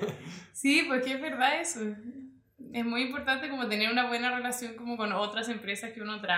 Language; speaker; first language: Spanish; native; Spanish